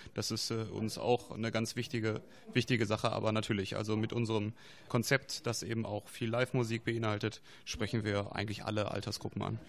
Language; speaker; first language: German; native; German